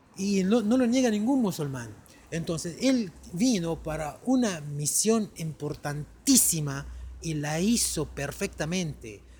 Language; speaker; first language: Spanish; non-native, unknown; Arabic